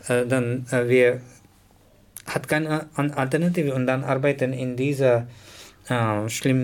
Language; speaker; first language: German; non-native, learner; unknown